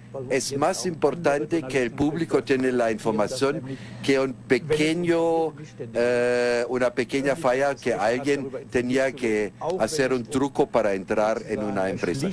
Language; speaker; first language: Spanish; non-native, fluent; German